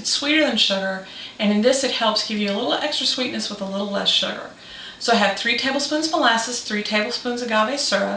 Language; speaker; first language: English; native; English